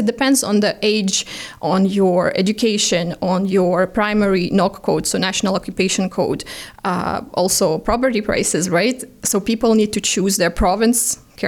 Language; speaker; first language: English; non-native, fluent; Ukrainian